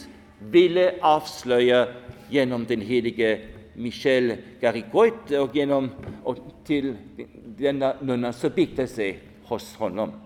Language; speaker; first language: Swedish; non-native, fluent; German